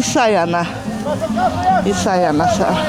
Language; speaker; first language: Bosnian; non-native, local second language; Hungarian